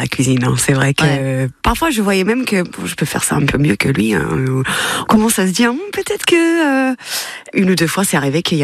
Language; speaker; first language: French; non-native, fluent; English